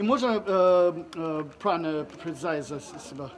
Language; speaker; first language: Russian; non-native, learner; English